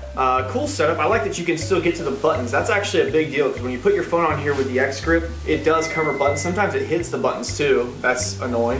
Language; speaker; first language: English; native; English